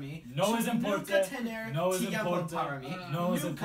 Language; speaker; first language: Spanish; non-native, learner; English